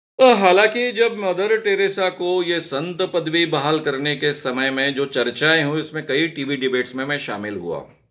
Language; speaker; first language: Hindi; non-native, local second language; Marathi